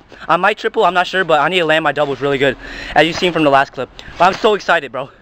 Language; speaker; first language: English; native; English